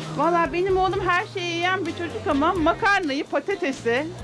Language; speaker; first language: Turkish; native; Turkish